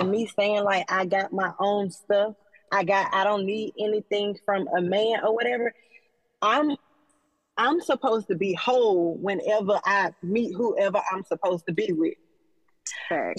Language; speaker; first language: English; native; English